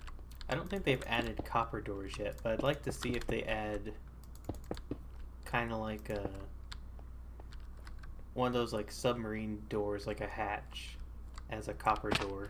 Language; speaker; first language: English; native; English